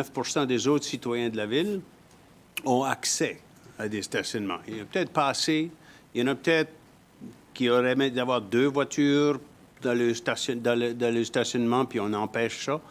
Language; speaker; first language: French; native; French